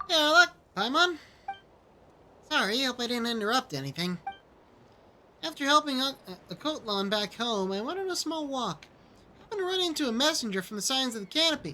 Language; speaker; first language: English; native; English